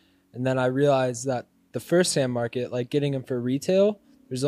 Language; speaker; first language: English; native; English